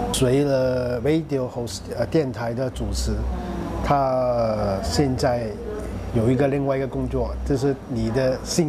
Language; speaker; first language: Chinese; non-native, local second language; Cantonese